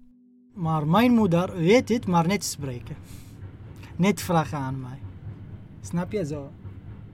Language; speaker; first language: Dutch; non-native, learner; Arabic